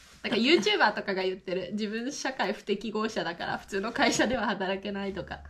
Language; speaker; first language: Japanese; native; Japanese